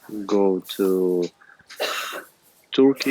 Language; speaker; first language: English; non-native, learner; Russian